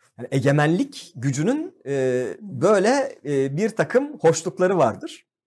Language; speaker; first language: Turkish; native; Turkish